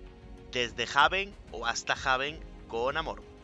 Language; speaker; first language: Spanish; native; Spanish